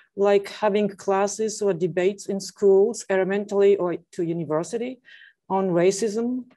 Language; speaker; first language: English; non-native, fluent; Japanese